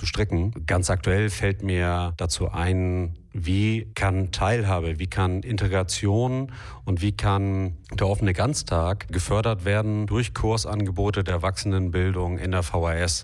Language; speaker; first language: German; native; German